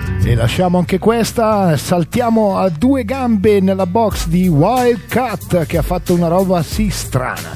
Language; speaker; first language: Italian; native; Italian